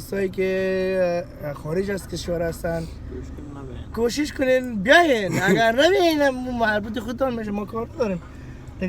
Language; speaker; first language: Persian; native; Persian